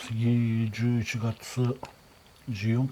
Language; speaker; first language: Japanese; non-native, fluent; Kurdish